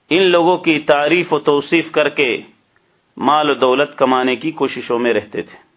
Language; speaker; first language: Urdu; native; Urdu